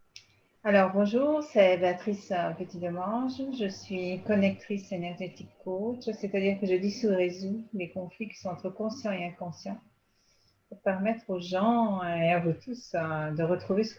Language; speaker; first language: French; native; French